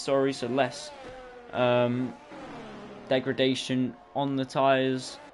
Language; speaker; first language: English; native; English